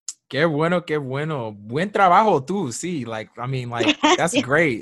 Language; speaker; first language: Spanish; non-native, learner; English